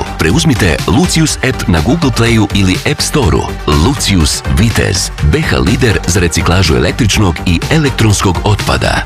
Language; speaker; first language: Serbian; native; Serbian